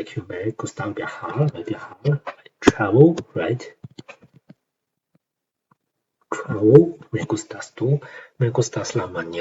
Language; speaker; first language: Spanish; non-native, learner; Chinese